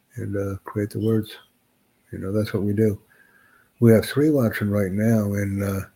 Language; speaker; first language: English; native; English